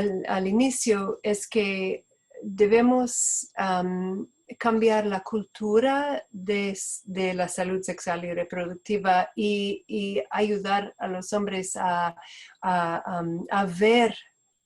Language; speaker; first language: Spanish; non-native, fluent; Portuguese